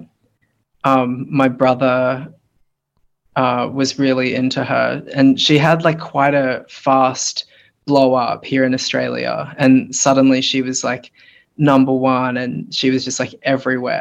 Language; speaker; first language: English; native; English